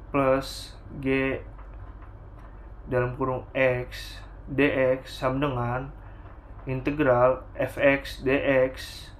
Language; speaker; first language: Indonesian; native; Indonesian